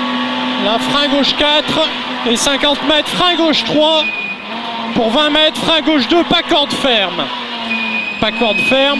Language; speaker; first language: French; native; French